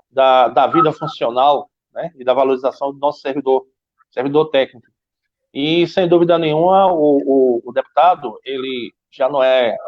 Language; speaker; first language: Portuguese; native; Portuguese